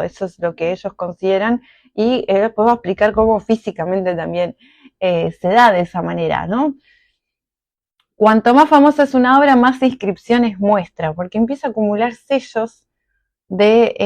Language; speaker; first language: Spanish; native; Spanish